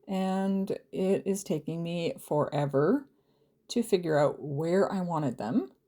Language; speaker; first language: English; native; English